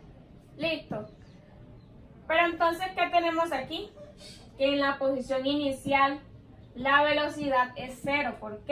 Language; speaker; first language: Spanish; native; Spanish